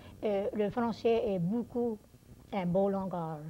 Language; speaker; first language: French; early bilingual, heritage; French